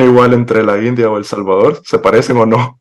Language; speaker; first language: Spanish; native; Spanish